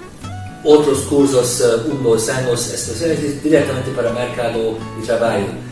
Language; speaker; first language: Portuguese; non-native, learner; Hungarian